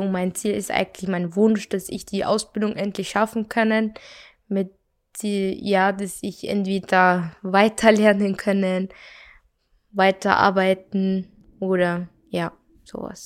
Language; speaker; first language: German; non-native, learner; Arabic